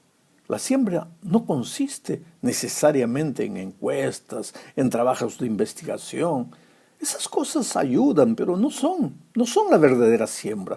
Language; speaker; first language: Spanish; native; Spanish